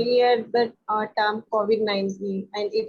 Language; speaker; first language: English; non-native, learner; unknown